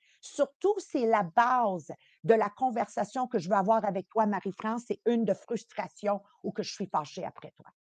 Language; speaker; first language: French; early bilingual, other home language; Italian